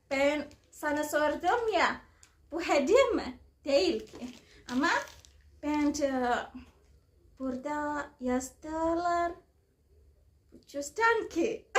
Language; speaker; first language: Turkish; non-native, learner; Indonesian